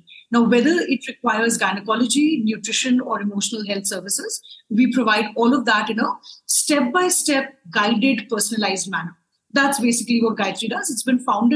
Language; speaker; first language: English; non-native, local second language; Hindi